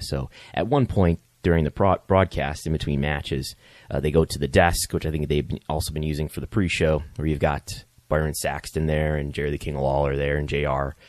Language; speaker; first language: English; native; English